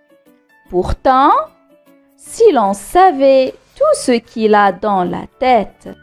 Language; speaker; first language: French; non-native, local second language; Arabic